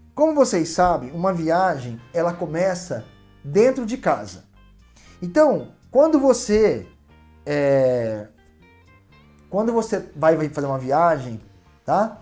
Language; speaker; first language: Portuguese; native; Portuguese